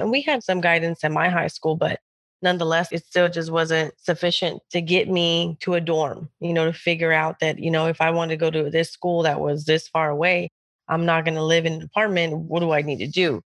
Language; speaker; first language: English; early bilingual, other home language; Spanish